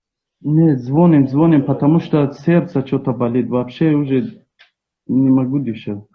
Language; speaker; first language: Russian; non-native, learner; Tajik